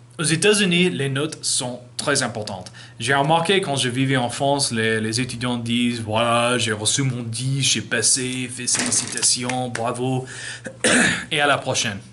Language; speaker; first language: French; non-native, fluent; English